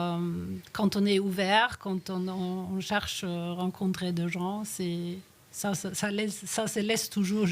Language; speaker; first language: French; non-native, fluent; Norwegian